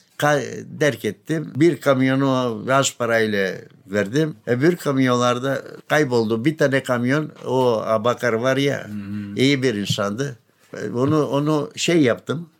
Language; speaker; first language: Turkish; non-native, local second language; Greek